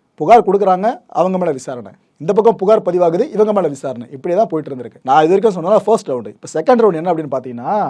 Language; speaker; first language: Tamil; native; Tamil